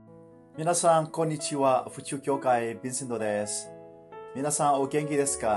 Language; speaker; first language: Japanese; non-native, fluent; Burmese